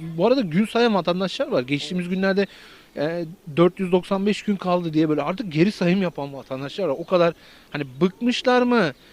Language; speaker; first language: Turkish; native; Turkish